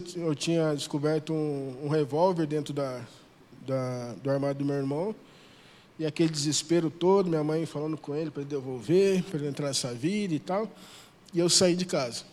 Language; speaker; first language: Portuguese; native; Portuguese